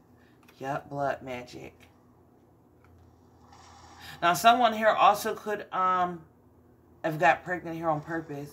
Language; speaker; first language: English; native; English